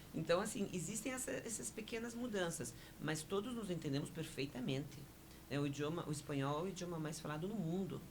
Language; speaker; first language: Portuguese; early bilingual, other home language; Spanish